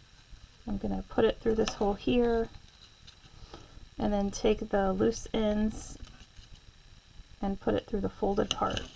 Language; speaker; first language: English; native; English